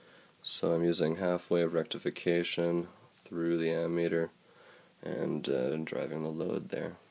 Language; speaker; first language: English; native; English